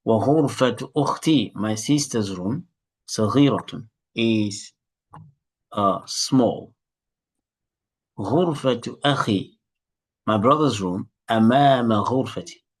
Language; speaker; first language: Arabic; non-native, fluent; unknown